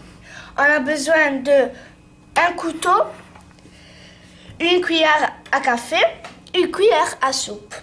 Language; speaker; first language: French; non-native, learner; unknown